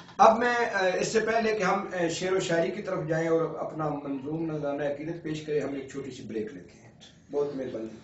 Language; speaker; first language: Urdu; non-native, local second language; Punjabi